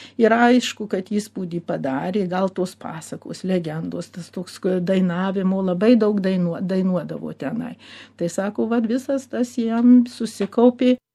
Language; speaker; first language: Lithuanian; early bilingual, heritage; Lithuanian